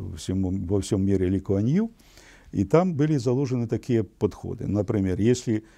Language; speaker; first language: Russian; non-native, local second language; Ukrainian